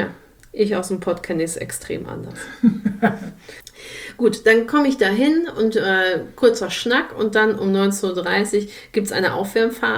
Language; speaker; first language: German; native; German